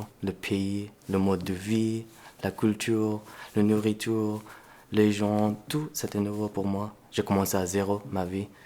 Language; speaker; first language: French; non-native, fluent; Persian